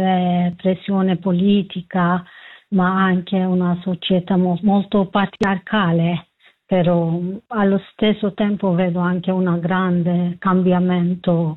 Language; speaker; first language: Italian; non-native, learner; Kurdish